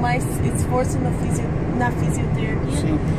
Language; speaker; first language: Portuguese; non-native, fluent; English